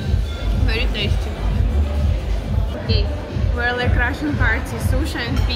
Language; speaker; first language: English; non-native, fluent; Russian